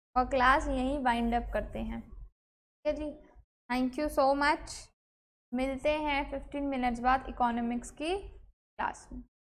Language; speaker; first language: Hindi; native; Hindi